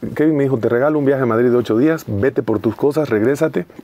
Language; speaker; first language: Spanish; native; Spanish